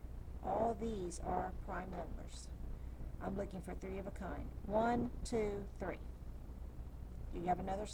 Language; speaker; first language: English; native; English